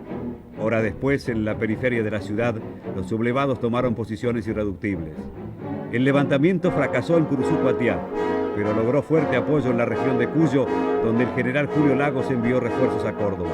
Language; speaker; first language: Spanish; native; Spanish